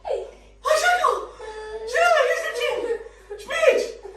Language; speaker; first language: Arabic; native; Arabic